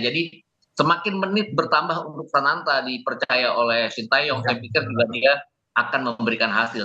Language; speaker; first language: Indonesian; native; Indonesian